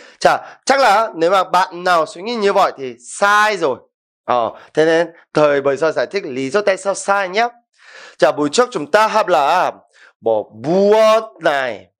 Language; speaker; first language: Vietnamese; non-native, fluent; Korean